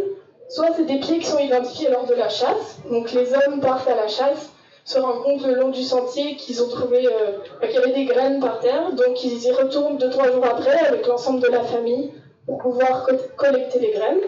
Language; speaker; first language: French; native; French